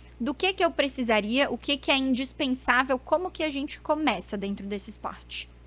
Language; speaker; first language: Portuguese; native; Portuguese